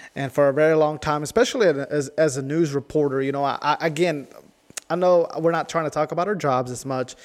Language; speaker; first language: English; non-native, fluent; Spanish